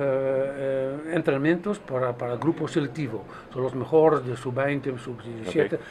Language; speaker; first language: Spanish; non-native, fluent; Dutch